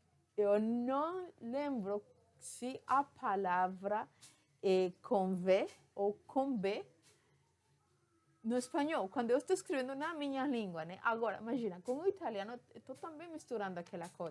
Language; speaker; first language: Portuguese; non-native, fluent; Spanish